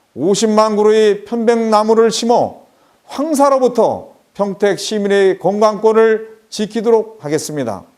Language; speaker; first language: Korean; native; Korean